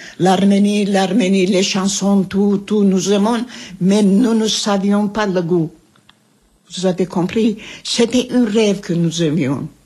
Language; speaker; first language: French; non-native, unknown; Armenian